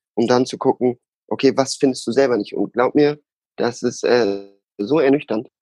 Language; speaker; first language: German; native; German